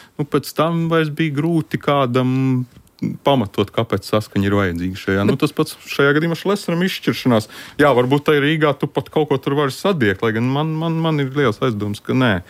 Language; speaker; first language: Latvian; native; Latvian